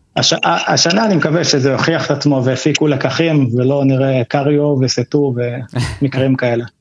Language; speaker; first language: Hebrew; native; Hebrew